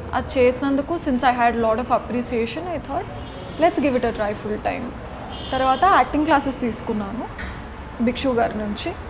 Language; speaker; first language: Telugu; non-native, local second language; Marathi